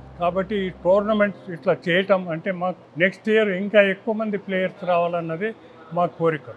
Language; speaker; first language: Telugu; native; Telugu